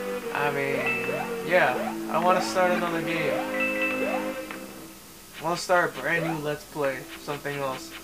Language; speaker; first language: English; native; English